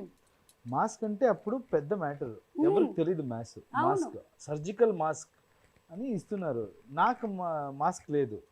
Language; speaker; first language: Telugu; non-native, fluent; Kannada